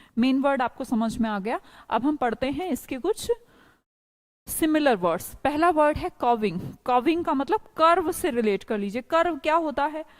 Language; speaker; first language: Hindi; native; Hindi